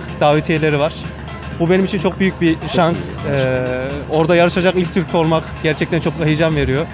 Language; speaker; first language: Turkish; native; Turkish